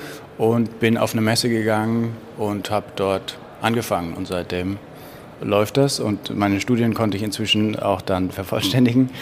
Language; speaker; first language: German; native; German